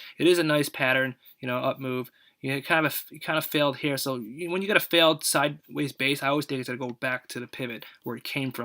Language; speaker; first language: English; native; English